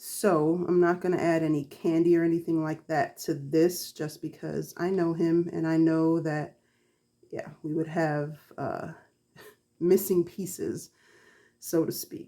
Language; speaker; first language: English; native; English